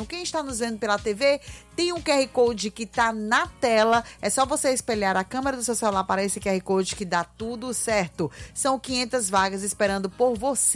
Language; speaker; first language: Portuguese; native; Portuguese